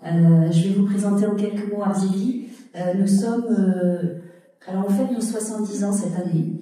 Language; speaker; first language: French; native; French